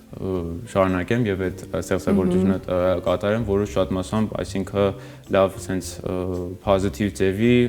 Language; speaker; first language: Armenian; early bilingual, heritage; Armenian